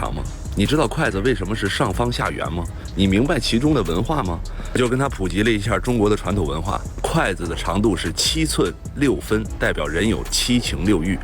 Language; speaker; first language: Chinese; native; Chinese